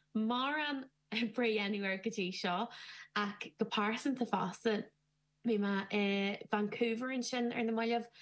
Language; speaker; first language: Irish; native; Irish